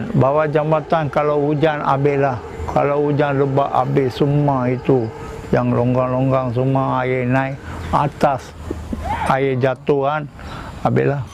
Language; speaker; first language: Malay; non-native, local second language; Tamil